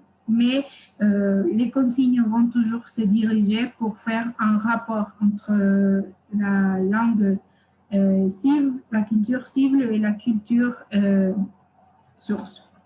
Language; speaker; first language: French; non-native, fluent; Spanish